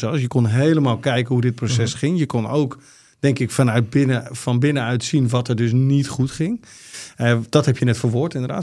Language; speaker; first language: Dutch; native; Dutch